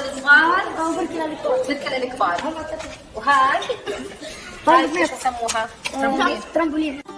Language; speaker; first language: Arabic; native; Arabic